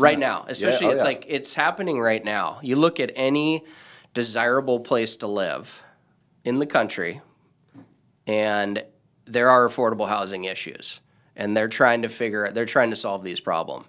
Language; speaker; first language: English; native; English